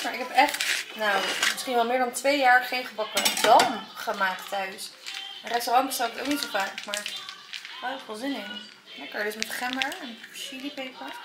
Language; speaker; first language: Dutch; native; Dutch